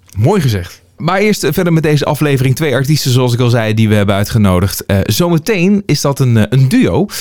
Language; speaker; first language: Dutch; native; Dutch